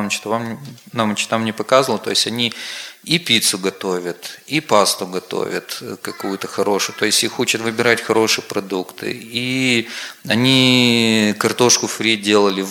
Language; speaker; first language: Russian; native; Russian